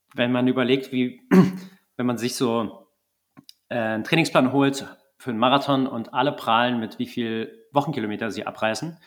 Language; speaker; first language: German; native; German